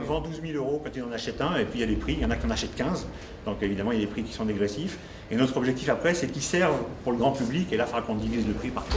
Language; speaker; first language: French; native; French